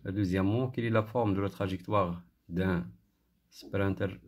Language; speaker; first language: French; non-native, local second language; Arabic